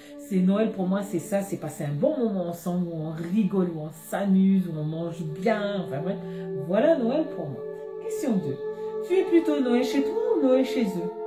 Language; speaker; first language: French; native; French